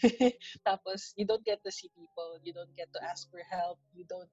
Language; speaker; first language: English; non-native, local second language; Filipino